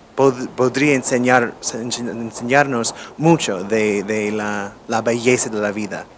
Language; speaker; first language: Spanish; non-native, fluent; English